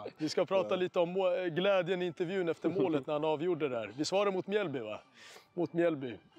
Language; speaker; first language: Swedish; early bilingual, other home language; Arabic